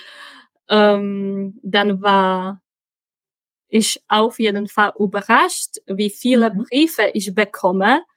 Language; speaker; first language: German; non-native, fluent; Czech